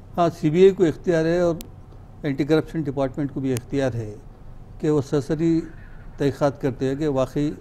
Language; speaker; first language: Hindi; non-native, local second language; Urdu